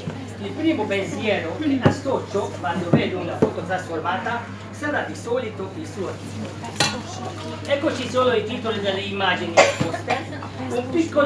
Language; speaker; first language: Italian; non-native, fluent; Hungarian